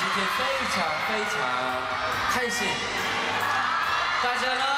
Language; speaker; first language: Chinese; non-native, learner; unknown